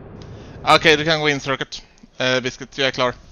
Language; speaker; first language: Swedish; native; Swedish